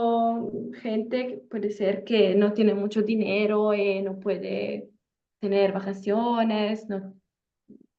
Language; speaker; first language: Spanish; non-native, fluent; Italian